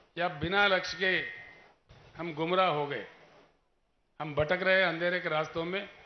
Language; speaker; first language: Hindi; non-native, local second language; Telugu